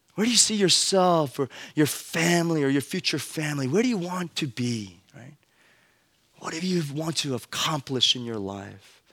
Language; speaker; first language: English; early bilingual, other home language; Korean